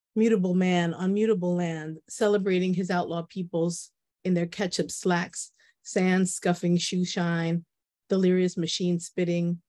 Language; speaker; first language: English; early bilingual, other home language; Spanish